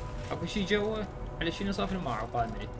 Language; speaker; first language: Arabic; native; Arabic